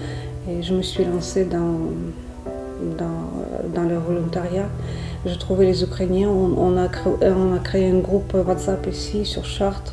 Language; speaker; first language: French; non-native, fluent; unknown